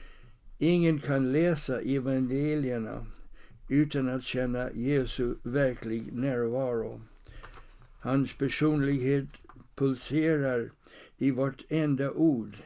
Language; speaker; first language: Swedish; non-native, fluent; English